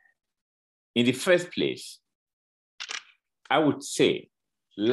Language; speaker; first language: English; non-native, local second language; Bini